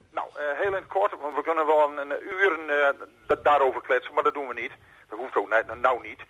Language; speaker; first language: Dutch; native; Dutch